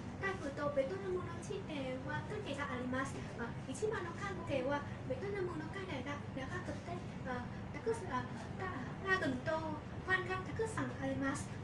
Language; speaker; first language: Japanese; non-native, learner; Vietnamese